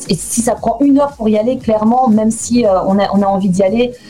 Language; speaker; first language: French; native; French